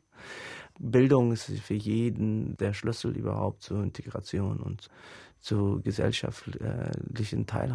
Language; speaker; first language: German; early bilingual, other home language; Pashto